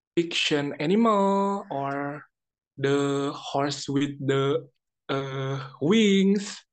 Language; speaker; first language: English; non-native, learner; Indonesian